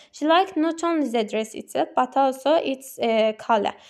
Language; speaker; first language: English; non-native, fluent; Azerbaijani